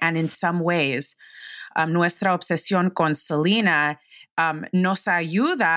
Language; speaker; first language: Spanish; early bilingual, heritage; English